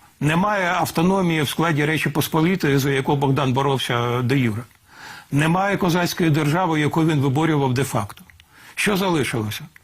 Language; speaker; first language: Ukrainian; native; Ukrainian